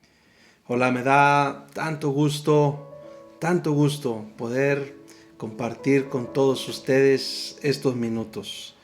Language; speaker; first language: Spanish; native; Spanish